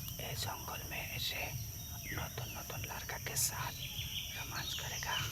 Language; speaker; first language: Hindi; non-native, learner; Bangla